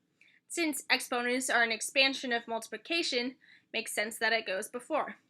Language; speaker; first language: English; native; English